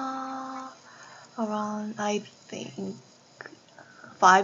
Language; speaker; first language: English; non-native, learner; Korean